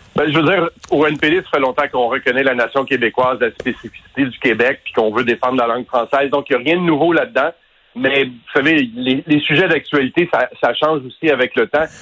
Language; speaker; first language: French; native; French